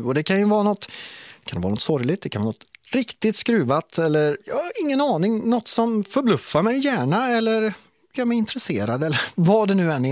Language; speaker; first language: Swedish; native; Swedish